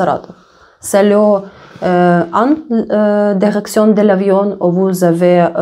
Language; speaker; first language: French; non-native, learner; Russian